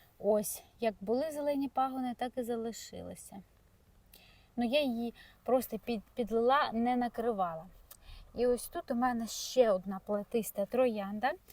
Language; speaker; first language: Ukrainian; non-native, local second language; Russian